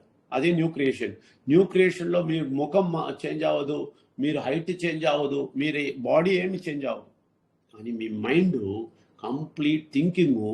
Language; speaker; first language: Telugu; non-native, learner; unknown